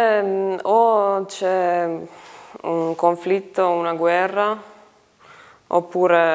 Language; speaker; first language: Italian; non-native, fluent; Finnish